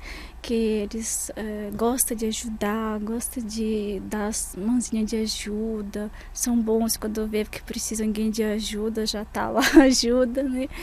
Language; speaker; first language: Portuguese; non-native, fluent; Russian